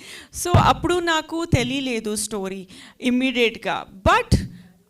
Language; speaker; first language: Telugu; non-native, fluent; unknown